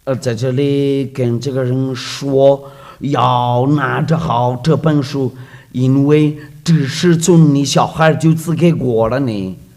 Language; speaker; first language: Chinese; non-native, fluent; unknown